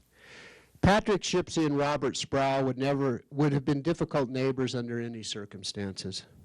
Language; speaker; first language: English; native; English